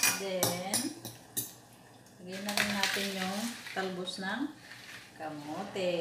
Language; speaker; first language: Filipino; native; Filipino